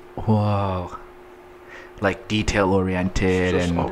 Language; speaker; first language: English; native; English